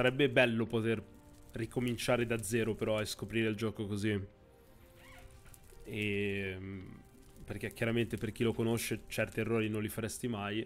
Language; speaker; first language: Italian; native; Italian